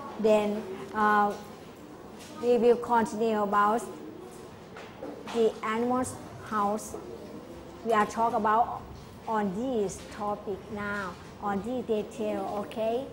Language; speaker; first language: English; non-native, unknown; Thai